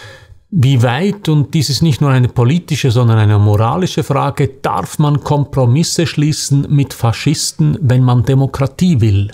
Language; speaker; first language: German; native; German